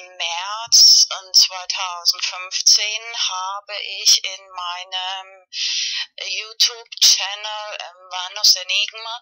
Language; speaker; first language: German; non-native, fluent; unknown